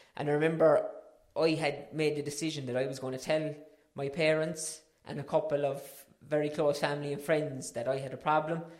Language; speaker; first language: English; native; English